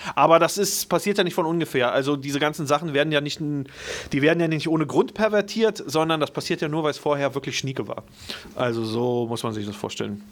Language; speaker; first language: German; native; German